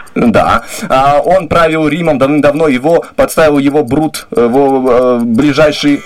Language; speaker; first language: Russian; native; Russian